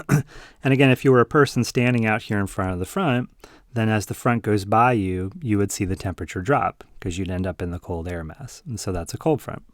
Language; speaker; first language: English; native; English